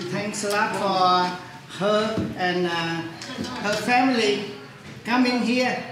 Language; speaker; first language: English; non-native, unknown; Vietnamese